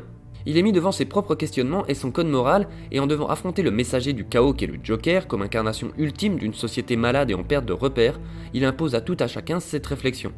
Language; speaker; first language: French; native; French